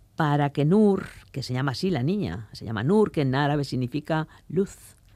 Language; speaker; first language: Spanish; native; Spanish